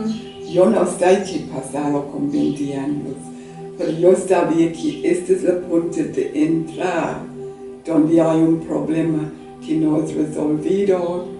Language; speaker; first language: Spanish; non-native, learner; English